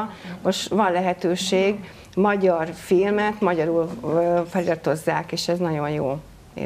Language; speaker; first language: Hungarian; non-native, local second language; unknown